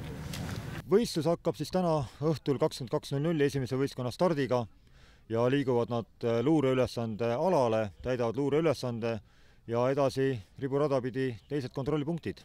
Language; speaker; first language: Estonian; native; Estonian